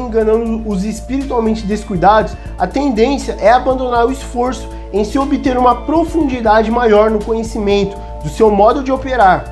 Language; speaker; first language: Portuguese; native; Portuguese